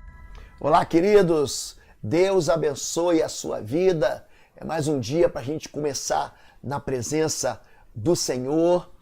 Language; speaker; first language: Portuguese; native; Portuguese